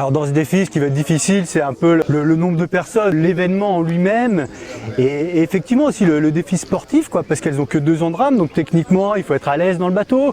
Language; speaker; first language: French; native; French